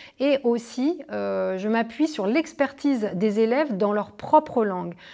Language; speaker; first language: French; native; French